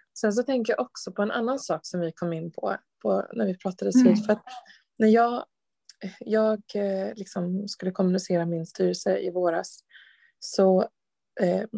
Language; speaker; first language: Swedish; native; Swedish